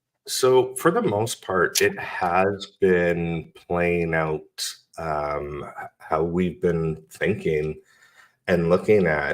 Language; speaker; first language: English; native; English